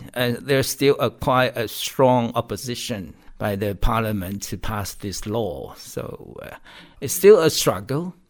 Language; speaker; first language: English; non-native, fluent; Chinese